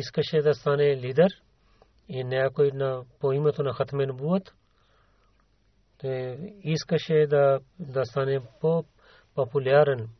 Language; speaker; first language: Bulgarian; non-native, learner; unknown